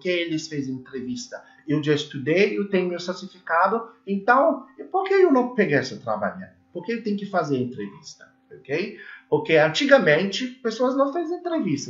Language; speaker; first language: Portuguese; non-native, learner; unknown